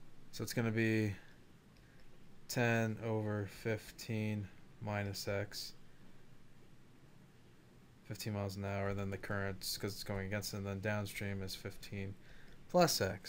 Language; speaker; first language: English; native; English